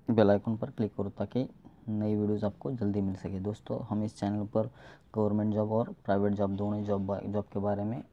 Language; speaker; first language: Hindi; non-native, local second language; Marathi